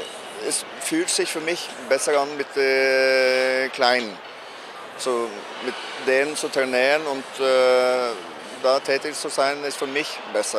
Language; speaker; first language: German; non-native, fluent; Norwegian